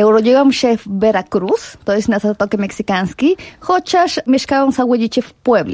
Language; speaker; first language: Polish; non-native, fluent; Spanish